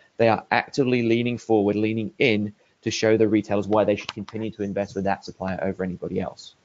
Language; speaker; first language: English; native; English